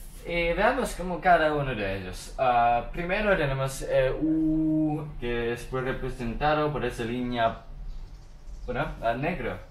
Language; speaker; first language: Spanish; non-native, learner; Chinese